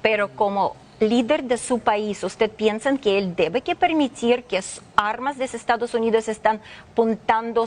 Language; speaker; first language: Spanish; non-native, fluent; Ukrainian